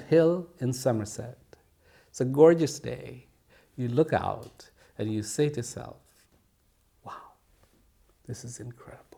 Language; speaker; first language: English; non-native, local second language; Hindi